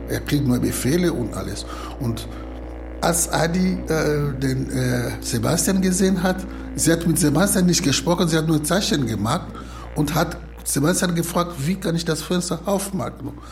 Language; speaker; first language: German; non-native, fluent; Lingala